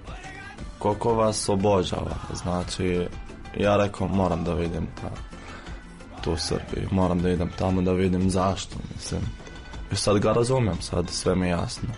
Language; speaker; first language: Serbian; non-native, fluent; Arabic